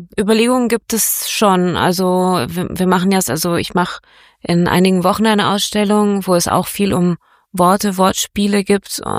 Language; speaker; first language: German; non-native, fluent; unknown